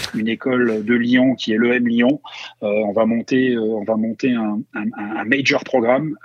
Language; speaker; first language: French; native; French